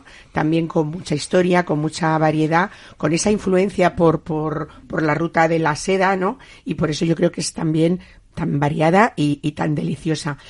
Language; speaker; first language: Spanish; native; Spanish